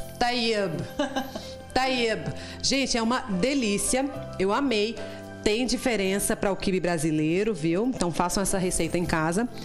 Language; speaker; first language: Portuguese; native; Portuguese